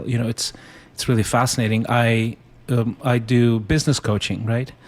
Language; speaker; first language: English; non-native, fluent; Spanish